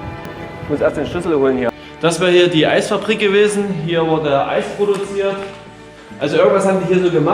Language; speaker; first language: German; native; German